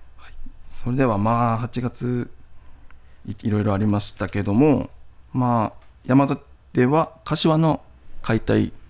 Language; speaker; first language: Japanese; native; Japanese